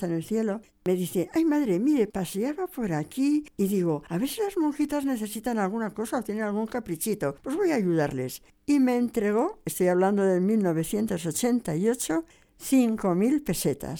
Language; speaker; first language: Spanish; native; Spanish